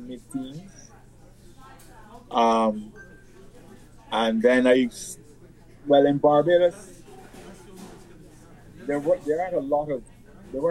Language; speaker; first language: English; native; English